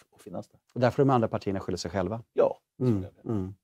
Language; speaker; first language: Swedish; native; Swedish